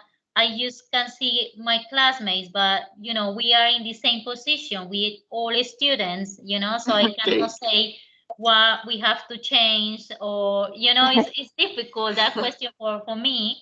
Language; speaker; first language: English; non-native, learner; Spanish